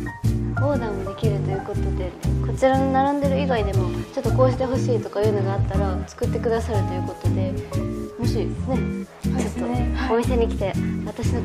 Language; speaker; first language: Japanese; native; Japanese